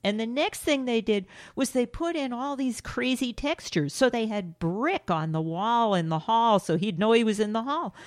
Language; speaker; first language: English; native; English